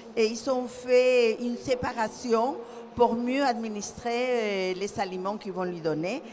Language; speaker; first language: French; non-native, fluent; Spanish